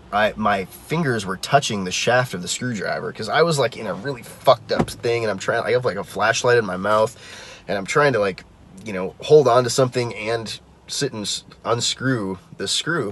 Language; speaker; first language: English; native; English